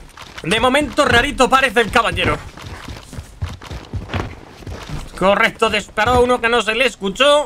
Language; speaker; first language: Spanish; native; Spanish